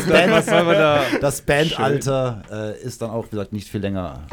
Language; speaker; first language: German; native; German